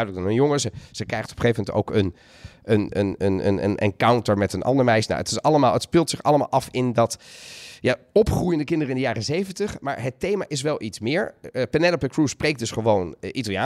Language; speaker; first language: Dutch; native; Dutch